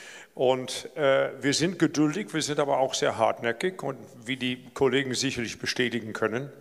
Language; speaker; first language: German; non-native, fluent; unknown